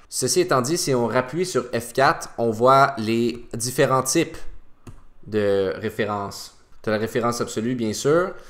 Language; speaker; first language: French; native; French